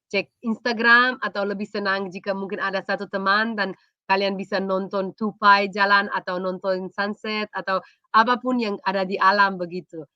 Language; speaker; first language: Indonesian; non-native, fluent; Slovenian